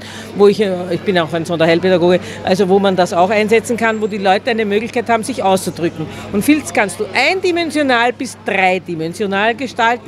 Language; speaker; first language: German; native; German